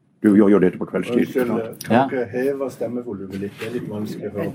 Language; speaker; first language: Norwegian; native; Norwegian